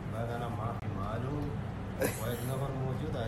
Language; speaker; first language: Arabic; non-native, learner; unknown